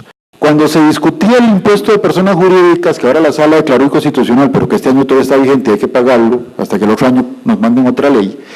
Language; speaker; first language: Spanish; native; Spanish